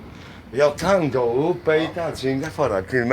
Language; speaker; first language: Swedish; non-native, learner; Polish